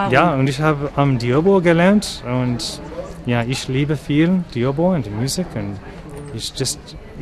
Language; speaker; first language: German; non-native, learner; English